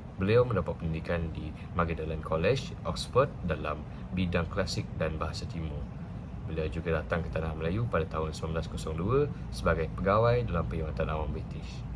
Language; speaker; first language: Malay; non-native, local second language; Iban